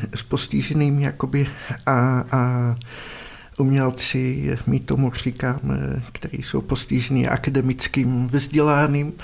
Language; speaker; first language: Czech; non-native, fluent; Dutch